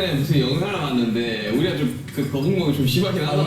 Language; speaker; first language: Korean; native; Korean